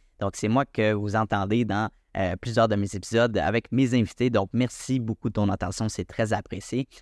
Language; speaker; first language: French; native; French